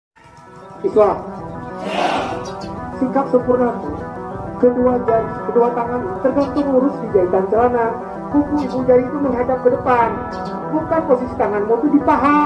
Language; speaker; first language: Indonesian; native; Indonesian